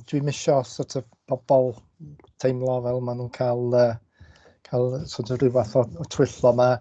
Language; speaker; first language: Welsh; non-native, local second language; English